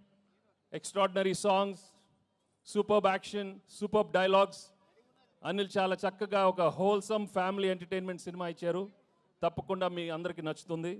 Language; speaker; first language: Telugu; native; Telugu